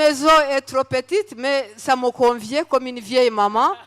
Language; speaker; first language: French; non-native, local second language; Kinyarwanda